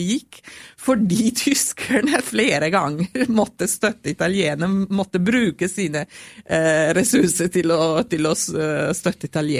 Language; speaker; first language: Norwegian; non-native, fluent; Italian